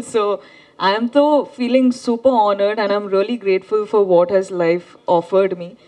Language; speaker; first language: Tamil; non-native, learner; Kannada